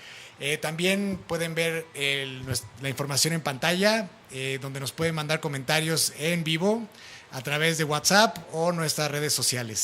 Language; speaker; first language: Spanish; native; Spanish